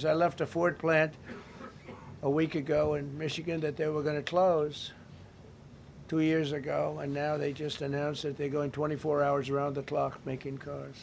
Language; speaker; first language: English; native; English